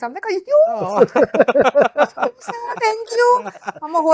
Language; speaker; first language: English; non-native, local second language; Sinhala